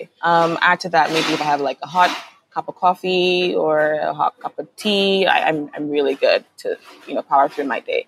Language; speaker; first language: English; non-native, local second language; Akan